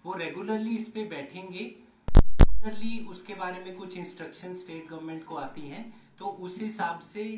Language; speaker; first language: Hindi; non-native, local second language; Marathi